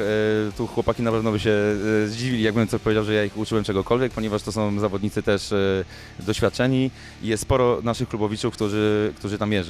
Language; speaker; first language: Polish; native; Polish